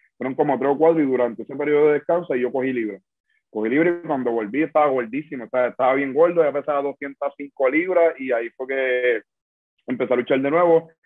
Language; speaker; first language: Spanish; native; Spanish